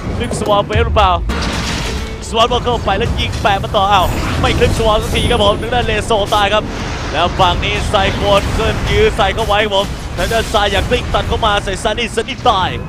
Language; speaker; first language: Thai; native; Thai